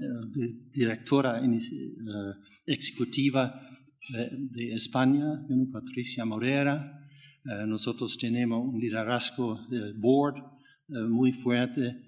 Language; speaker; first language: Spanish; non-native, fluent; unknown